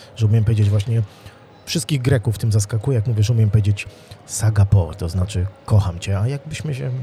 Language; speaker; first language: Polish; native; Polish